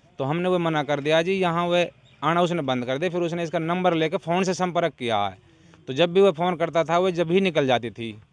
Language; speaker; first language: Hindi; native; Hindi